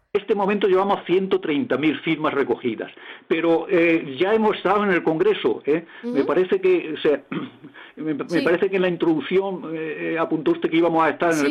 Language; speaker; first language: Spanish; native; Spanish